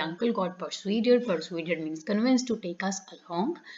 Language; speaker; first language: English; non-native, local second language; Punjabi